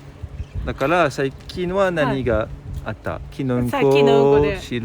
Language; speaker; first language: Japanese; non-native, fluent; French